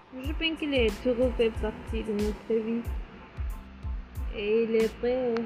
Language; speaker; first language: French; non-native, learner; Spanish